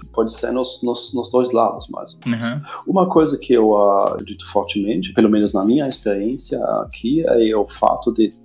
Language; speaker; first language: Portuguese; non-native, fluent; German